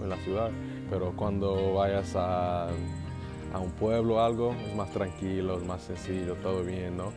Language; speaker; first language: Spanish; non-native, learner; English